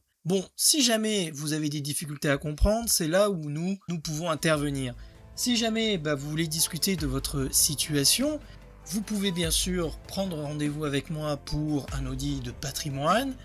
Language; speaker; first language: French; native; French